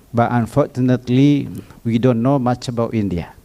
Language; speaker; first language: English; non-native, fluent; Indonesian